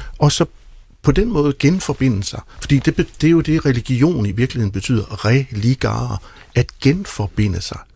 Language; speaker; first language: Danish; native; Danish